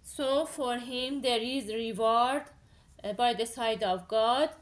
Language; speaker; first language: English; non-native, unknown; Persian